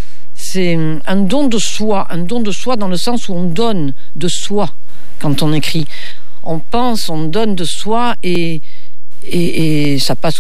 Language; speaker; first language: French; native; French